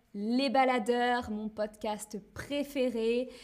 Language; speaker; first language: French; native; French